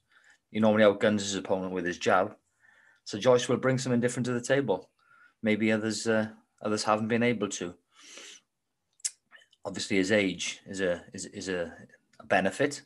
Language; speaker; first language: English; native; English